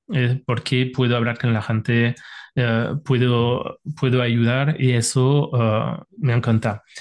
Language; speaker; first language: Spanish; non-native, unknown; French